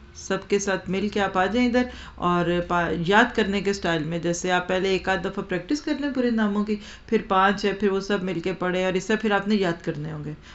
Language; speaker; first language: Urdu; non-native, local second language; Punjabi